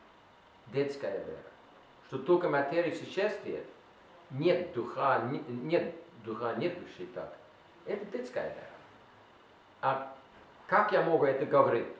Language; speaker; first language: Russian; non-native, learner; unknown